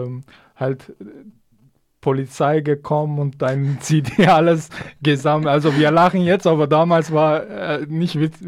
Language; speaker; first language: German; non-native, fluent; Kurdish